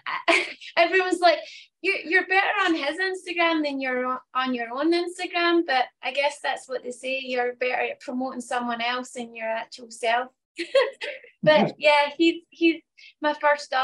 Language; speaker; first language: English; native; English